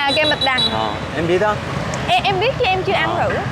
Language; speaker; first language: Vietnamese; native; Vietnamese